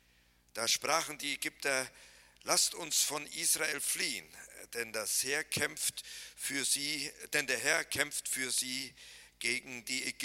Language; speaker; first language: German; native; German